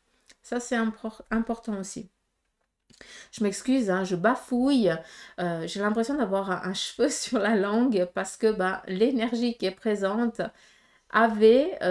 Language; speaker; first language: French; native; French